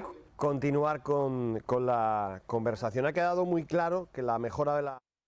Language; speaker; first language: Spanish; native; Spanish